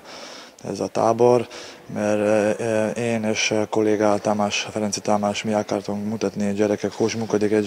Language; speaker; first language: Hungarian; non-native, learner; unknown